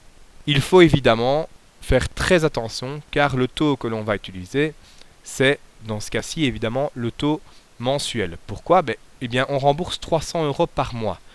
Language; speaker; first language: French; native; French